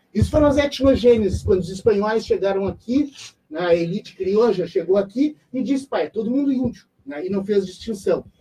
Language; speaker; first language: Portuguese; native; Portuguese